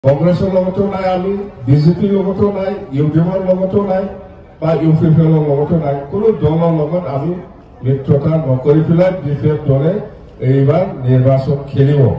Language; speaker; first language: Assamese; non-native, local second language; Bodo